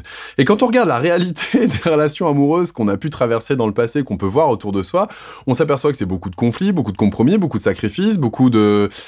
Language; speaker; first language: French; native; French